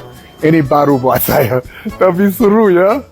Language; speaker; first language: Indonesian; non-native, learner; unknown